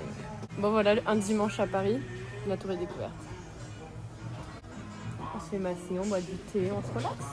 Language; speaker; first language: French; native; French